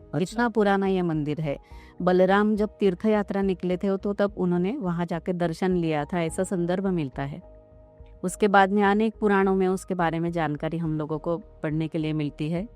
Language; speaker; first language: Hindi; non-native, local second language; Marathi